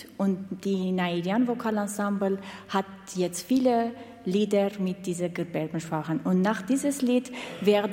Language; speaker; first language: German; non-native, fluent; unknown